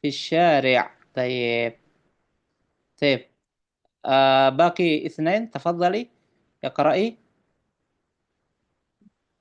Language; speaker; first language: Arabic; non-native, fluent; Indonesian